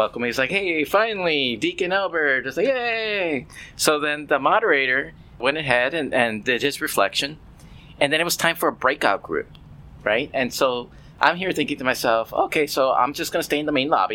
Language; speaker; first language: English; native; English